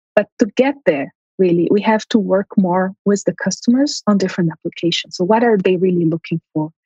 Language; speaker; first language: English; early bilingual, heritage; Armenian